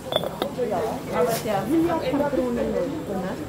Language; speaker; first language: German; native; German